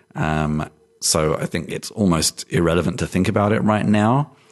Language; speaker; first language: English; native; English